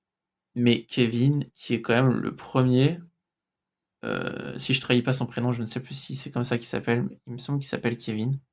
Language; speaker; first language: French; native; French